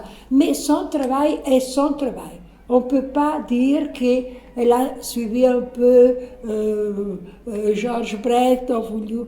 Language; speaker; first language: French; non-native, fluent; Italian